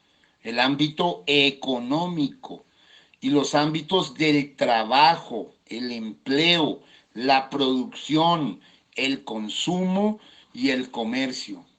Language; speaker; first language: Spanish; native; Spanish